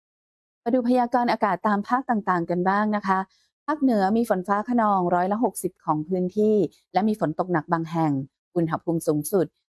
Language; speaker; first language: Thai; native; Thai